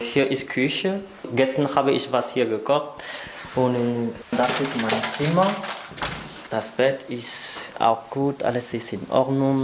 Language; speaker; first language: German; non-native, learner; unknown